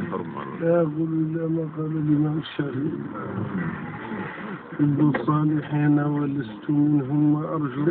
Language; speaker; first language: Arabic; non-native, fluent; Fula